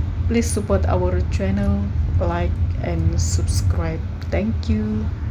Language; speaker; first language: English; non-native, learner; Indonesian